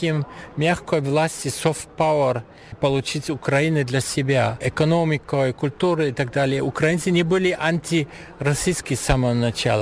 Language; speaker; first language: Russian; non-native, fluent; German